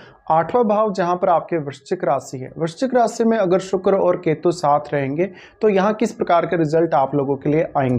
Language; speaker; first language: Hindi; native; Hindi